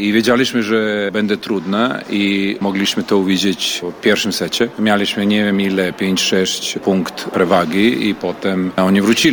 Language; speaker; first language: Polish; non-native, fluent; Serbian